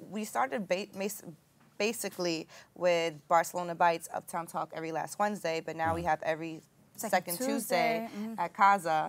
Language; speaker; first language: English; native; English